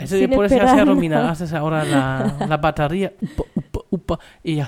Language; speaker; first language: Spanish; non-native, fluent; German